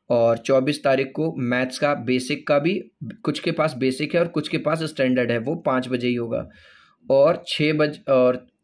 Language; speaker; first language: Hindi; native; Hindi